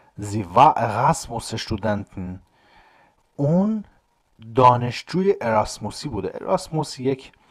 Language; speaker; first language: German; non-native, fluent; Persian